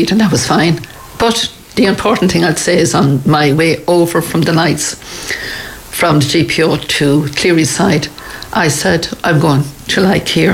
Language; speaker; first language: English; native; English